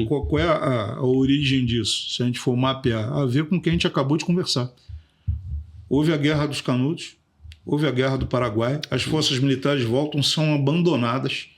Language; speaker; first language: Portuguese; native; Portuguese